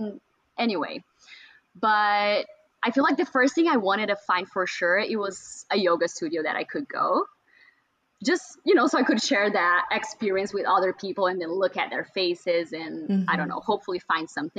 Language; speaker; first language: English; non-native, fluent; Portuguese